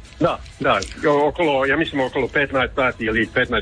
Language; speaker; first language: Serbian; early bilingual, heritage; English